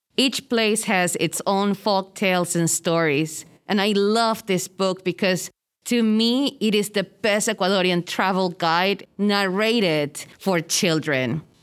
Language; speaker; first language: English; non-native, fluent; Spanish